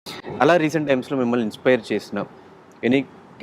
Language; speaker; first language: Telugu; native; Telugu